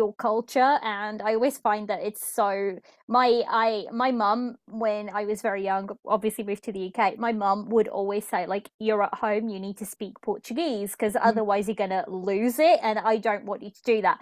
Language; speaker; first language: English; early bilingual, other home language; Portuguese